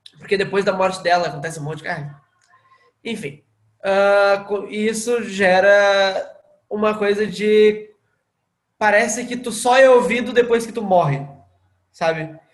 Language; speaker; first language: Portuguese; native; Portuguese